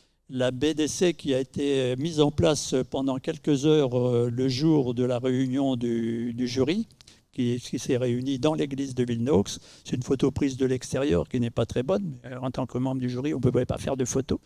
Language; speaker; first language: French; native; French